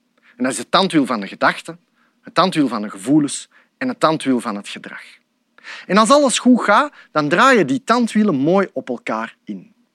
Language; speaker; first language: Dutch; native; Dutch